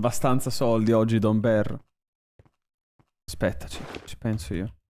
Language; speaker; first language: Italian; native; Italian